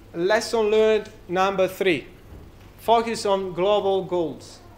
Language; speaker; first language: English; non-native, fluent; Italian